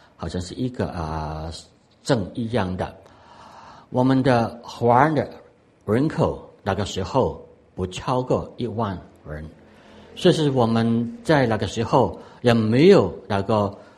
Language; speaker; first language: Chinese; non-native, local second language; Cantonese